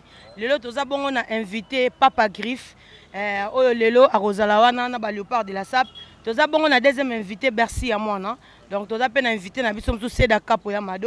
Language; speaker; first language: French; non-native, local second language; Lingala